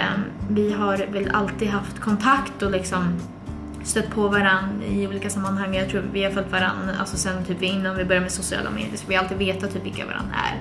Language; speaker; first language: Swedish; native; Swedish